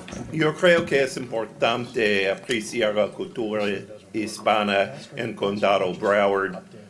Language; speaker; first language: Spanish; non-native, learner; English